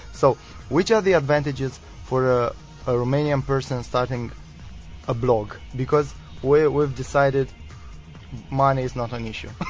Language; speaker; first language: English; non-native, fluent; Romanian